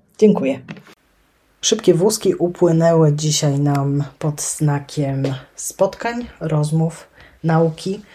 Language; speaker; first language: Polish; native; Polish